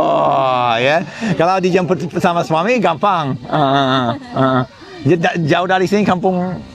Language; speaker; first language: Indonesian; non-native, fluent; English